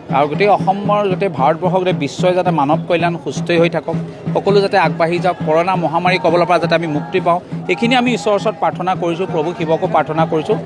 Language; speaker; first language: Assamese; non-native, local second language; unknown